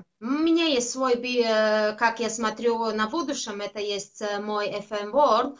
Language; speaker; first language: Russian; non-native, local second language; Latvian